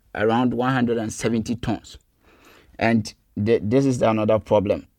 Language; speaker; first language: English; non-native, local second language; Akan